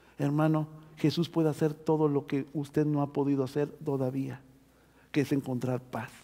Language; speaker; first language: Spanish; native; Spanish